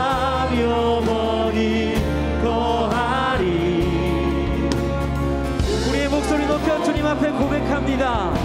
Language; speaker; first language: Korean; native; Korean